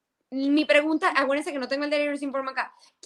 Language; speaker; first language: Spanish; native; Spanish